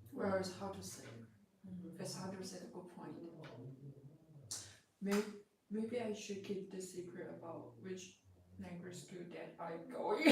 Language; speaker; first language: English; non-native, fluent; Chinese